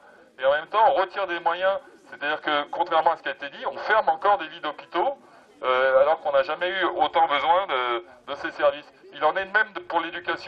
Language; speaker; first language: French; native; French